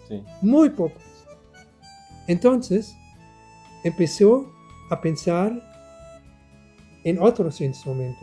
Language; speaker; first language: Spanish; non-native, learner; German